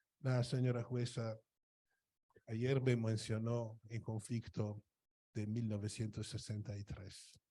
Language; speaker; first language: Spanish; non-native, fluent; Polish